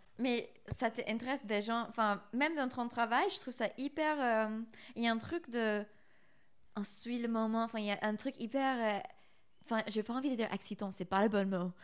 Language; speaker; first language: French; non-native, fluent; English